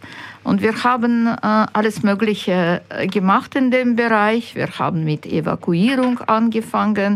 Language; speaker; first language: German; non-native, fluent; Ukrainian